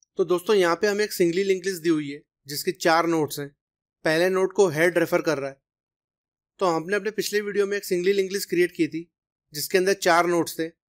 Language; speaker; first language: Hindi; native; Hindi